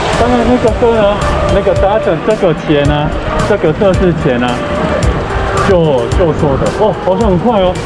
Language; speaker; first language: Chinese; non-native, learner; Korean